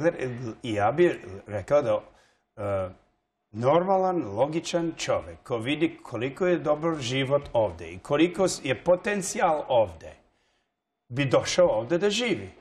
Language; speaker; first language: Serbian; early bilingual, heritage; English